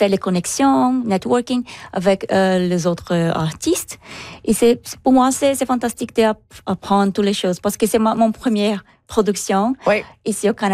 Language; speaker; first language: French; non-native, learner; Portuguese